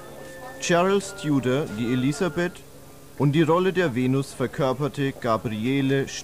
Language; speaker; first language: German; native; German